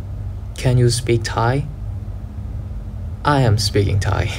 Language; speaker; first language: English; non-native, learner; Thai